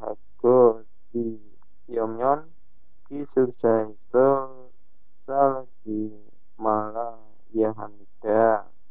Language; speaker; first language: Korean; non-native, learner; Indonesian